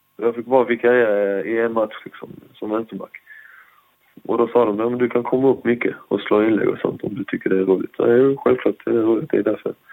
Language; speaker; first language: Swedish; early bilingual, other home language; Persian